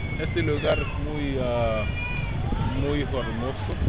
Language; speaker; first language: Spanish; non-native, learner; English